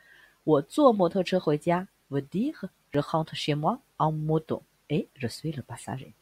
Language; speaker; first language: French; non-native, fluent; Chinese